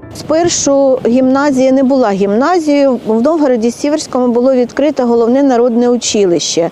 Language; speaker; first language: Ukrainian; native; Ukrainian